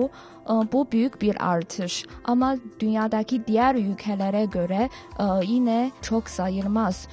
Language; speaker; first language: Turkish; non-native, learner; Chinese